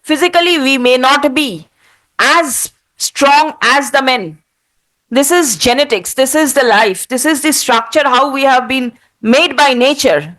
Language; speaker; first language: English; non-native, local second language; Bangla